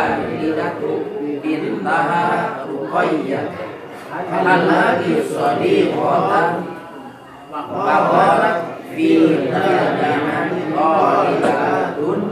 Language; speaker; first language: Arabic; non-native, learner; Indonesian